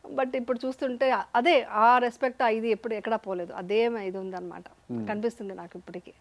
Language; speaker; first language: Telugu; native; Telugu